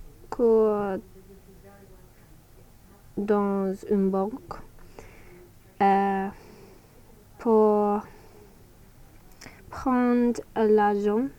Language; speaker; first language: French; non-native, learner; English